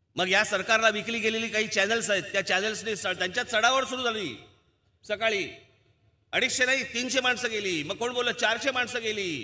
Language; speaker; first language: Marathi; native; Marathi